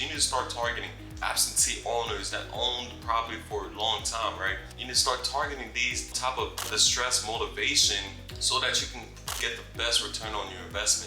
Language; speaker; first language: English; native; English